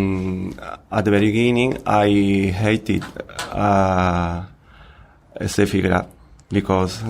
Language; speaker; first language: English; non-native, learner; Spanish